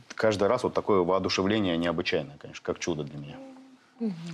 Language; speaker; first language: Russian; native; Russian